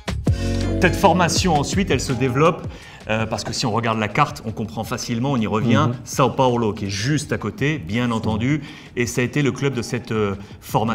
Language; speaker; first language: French; native; French